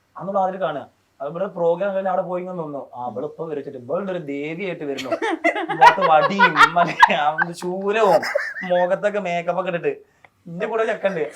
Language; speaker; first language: Malayalam; native; Malayalam